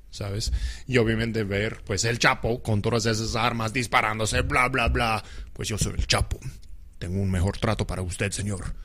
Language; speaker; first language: Spanish; non-native, fluent; English